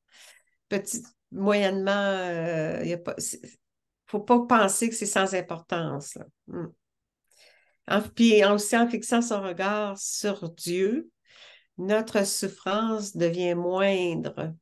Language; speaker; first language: French; native; French